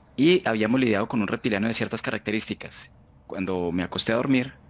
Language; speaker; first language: Spanish; native; Spanish